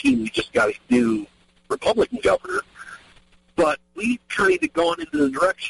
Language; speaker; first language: English; native; English